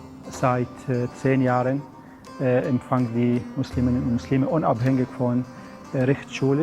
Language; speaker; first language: German; non-native, fluent; Arabic